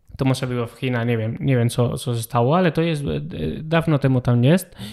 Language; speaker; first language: Polish; non-native, learner; Spanish